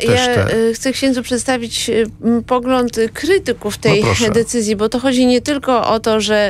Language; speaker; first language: Polish; native; Polish